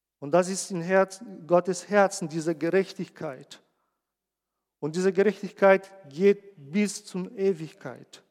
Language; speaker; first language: German; non-native, fluent; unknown